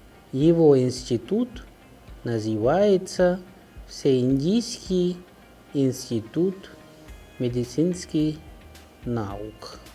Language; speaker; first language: Russian; non-native, fluent; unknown